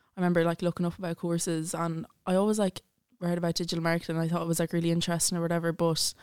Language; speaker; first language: English; native; English